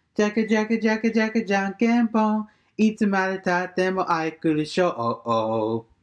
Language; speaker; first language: Japanese; non-native, learner; English